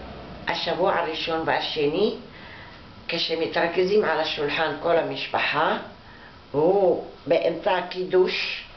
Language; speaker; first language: Hebrew; non-native, fluent; Arabic